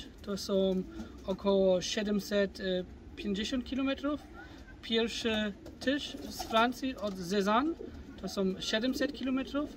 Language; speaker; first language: Polish; early bilingual, heritage; German